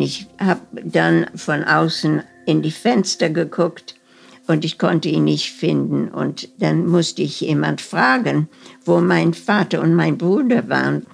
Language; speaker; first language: German; early bilingual, heritage; German